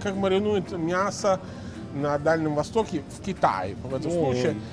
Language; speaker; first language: Russian; non-native, fluent; Italian